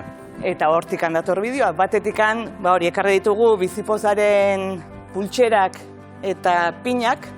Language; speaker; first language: Basque; native; Basque